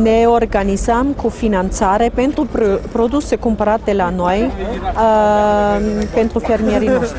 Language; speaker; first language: Romanian; non-native, fluent; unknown